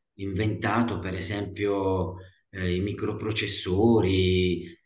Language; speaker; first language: Italian; native; Italian